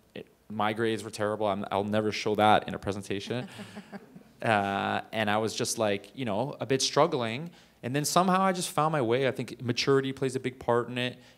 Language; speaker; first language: English; native; English